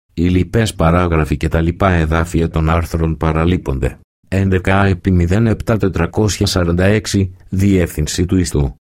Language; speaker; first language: Greek; native; Greek